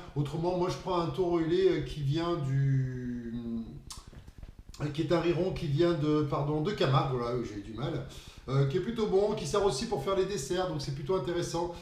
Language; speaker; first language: French; native; French